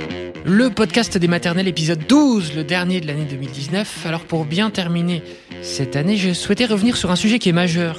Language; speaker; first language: French; native; French